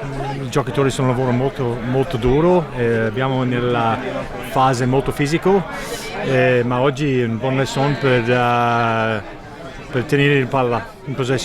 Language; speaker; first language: Italian; non-native, learner; English